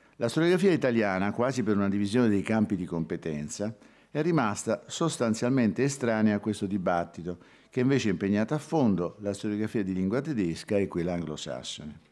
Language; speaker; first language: Italian; native; Italian